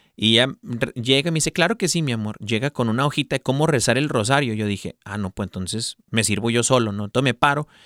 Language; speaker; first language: Spanish; early bilingual, heritage; Spanish